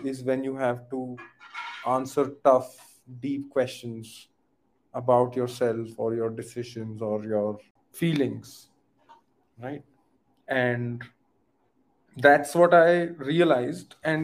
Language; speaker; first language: English; non-native, local second language; Hindi